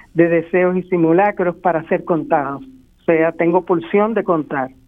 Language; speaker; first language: Spanish; native; Spanish